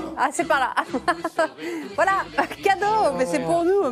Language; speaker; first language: French; native; French